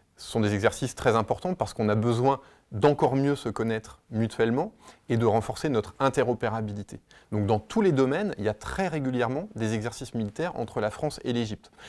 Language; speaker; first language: French; native; French